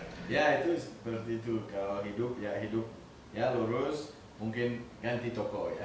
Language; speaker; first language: Indonesian; non-native, fluent; French